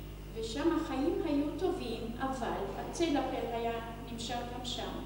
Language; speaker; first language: Hebrew; non-native, fluent; Hungarian